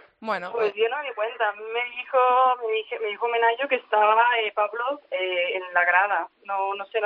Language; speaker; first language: Spanish; native; Spanish